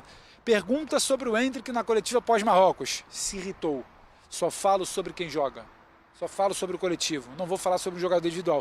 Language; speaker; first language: Portuguese; native; Portuguese